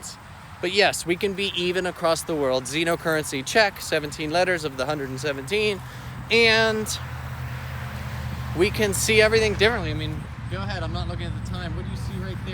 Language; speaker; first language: English; native; English